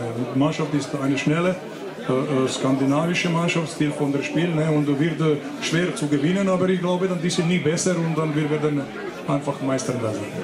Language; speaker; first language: German; non-native, fluent; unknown